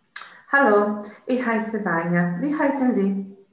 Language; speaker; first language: German; non-native, learner; Serbian